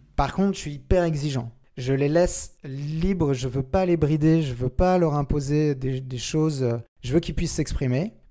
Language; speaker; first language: French; native; French